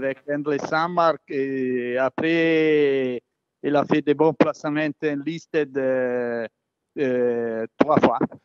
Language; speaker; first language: French; non-native, learner; Italian